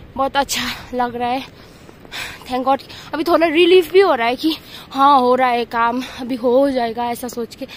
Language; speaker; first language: Hindi; non-native, local second language; Nepali